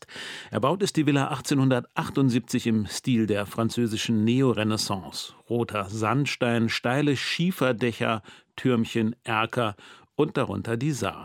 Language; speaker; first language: German; native; German